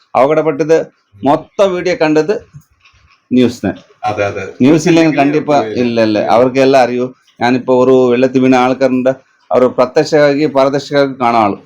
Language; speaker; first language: Malayalam; non-native, learner; Kannada